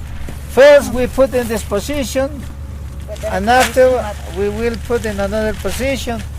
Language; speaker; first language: English; non-native, learner; Spanish